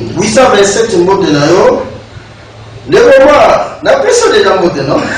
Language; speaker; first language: Lingala; non-native, local second language; Kongo